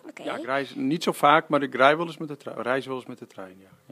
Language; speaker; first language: Dutch; native; Dutch